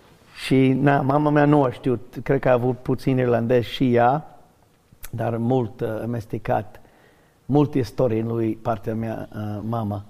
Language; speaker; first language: Romanian; non-native, learner; English